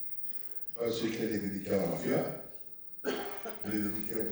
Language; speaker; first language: French; non-native, learner; Italian